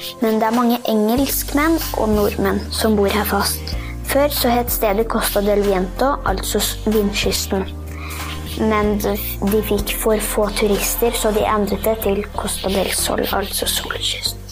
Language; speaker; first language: Norwegian; early bilingual, heritage; Norwegian